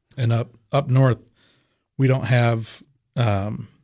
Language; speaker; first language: English; native; English